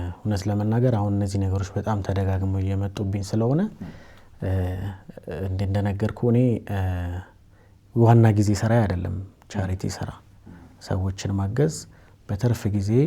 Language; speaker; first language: Amharic; native; Amharic